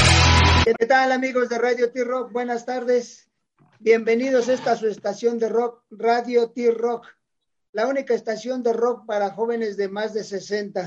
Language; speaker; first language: Spanish; native; Spanish